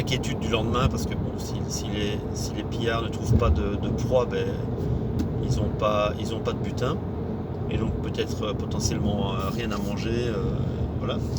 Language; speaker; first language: French; native; French